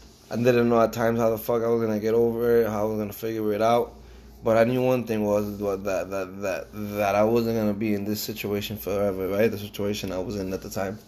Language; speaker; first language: English; early bilingual, other home language; Spanish